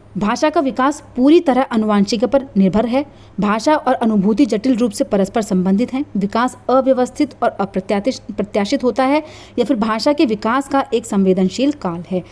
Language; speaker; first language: Hindi; native; Hindi